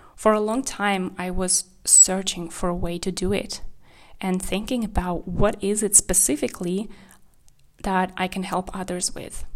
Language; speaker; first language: English; non-native, fluent; Kazakh